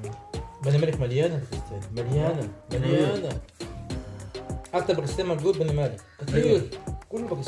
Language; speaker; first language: Arabic; non-native, learner; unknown